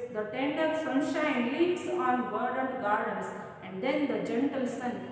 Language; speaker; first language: English; non-native, local second language; Kannada